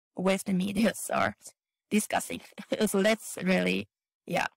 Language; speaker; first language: English; non-native, fluent; Chinese